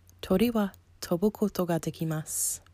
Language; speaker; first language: Japanese; non-native, learner; English